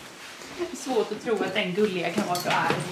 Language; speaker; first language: Swedish; native; Swedish